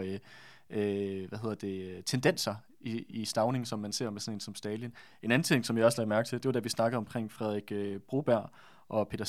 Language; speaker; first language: Danish; native; Danish